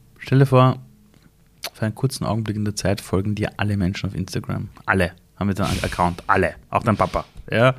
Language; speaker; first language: German; early bilingual, other home language; Persian